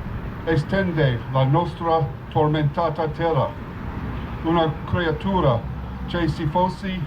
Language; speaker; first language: Italian; non-native, learner; English